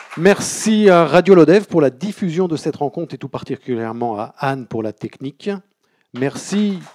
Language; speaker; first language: French; native; French